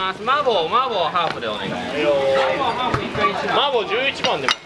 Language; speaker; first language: Japanese; native; Japanese